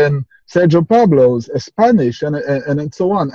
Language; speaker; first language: English; non-native, fluent; French